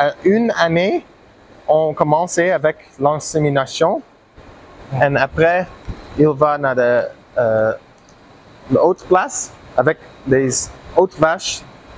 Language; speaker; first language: French; non-native, learner; English